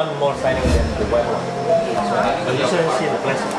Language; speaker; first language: English; non-native, learner; Indonesian